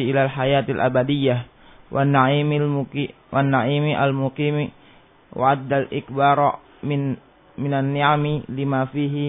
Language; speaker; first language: Arabic; non-native, learner; Indonesian